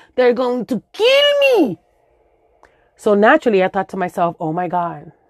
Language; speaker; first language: English; early bilingual, other home language; Spanish